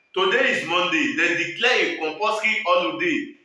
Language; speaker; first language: English; non-native, local second language; Yoruba